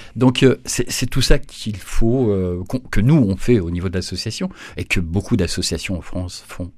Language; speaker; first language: French; native; French